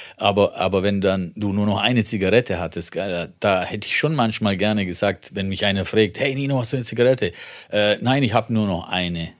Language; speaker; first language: German; early bilingual, other home language; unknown